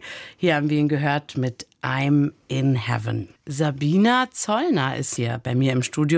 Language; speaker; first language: German; native; German